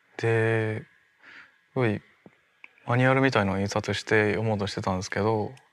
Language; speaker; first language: Japanese; native; Japanese